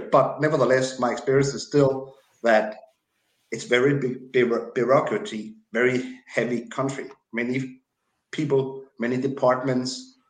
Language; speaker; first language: English; non-native, fluent; Danish